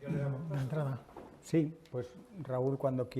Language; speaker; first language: Spanish; native; Spanish